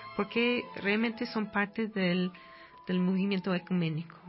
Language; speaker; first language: Spanish; non-native, fluent; English